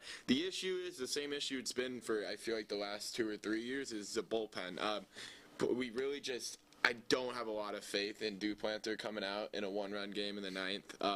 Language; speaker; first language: English; native; English